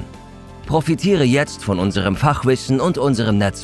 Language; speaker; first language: German; native; German